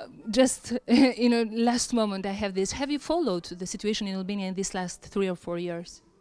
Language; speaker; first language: English; non-native, fluent; Albanian